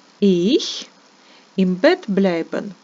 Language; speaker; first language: German; non-native, fluent; Ukrainian